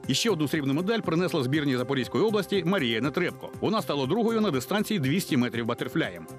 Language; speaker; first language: Ukrainian; native; Ukrainian